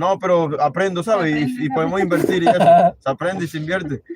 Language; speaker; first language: Spanish; native; Spanish